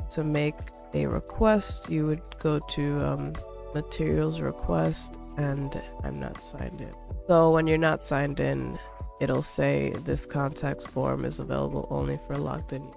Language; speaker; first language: English; native; English